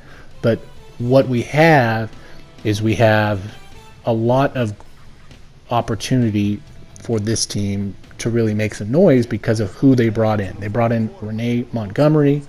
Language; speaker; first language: English; native; English